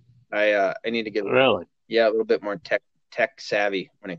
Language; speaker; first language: English; native; English